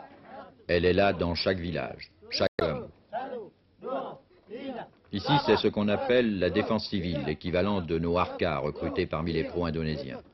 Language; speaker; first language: French; native; French